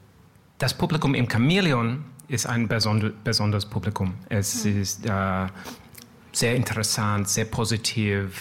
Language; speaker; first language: German; non-native, learner; English